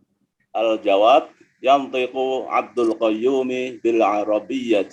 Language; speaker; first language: Arabic; non-native, learner; Indonesian